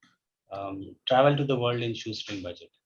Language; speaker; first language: English; non-native, local second language; Hindi